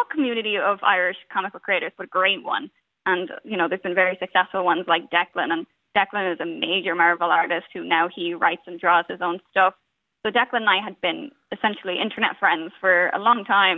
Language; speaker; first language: English; native; English